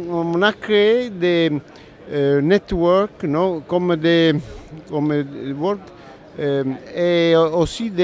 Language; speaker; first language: French; non-native, learner; Italian